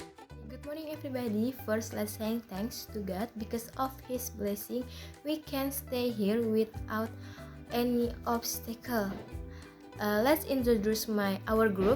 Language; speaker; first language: English; non-native, learner; Indonesian